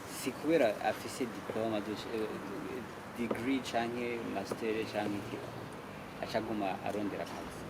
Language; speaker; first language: Rundi; early bilingual, heritage; Rundi